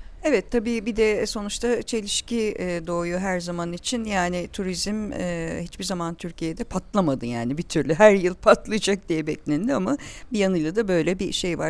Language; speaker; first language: Turkish; native; Turkish